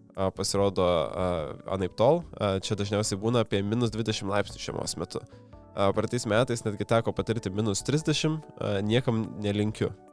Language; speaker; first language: Lithuanian; native; Lithuanian